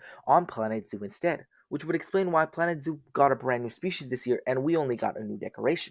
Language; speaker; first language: English; native; English